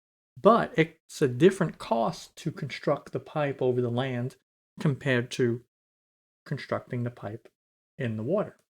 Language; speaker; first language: English; native; English